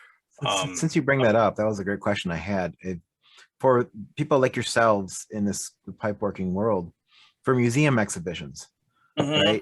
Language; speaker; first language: English; native; English